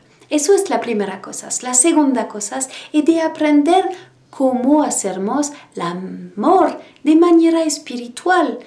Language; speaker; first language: Spanish; non-native, learner; French